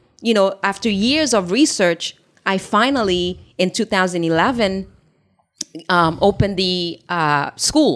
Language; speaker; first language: English; non-native, fluent; Haitian Creole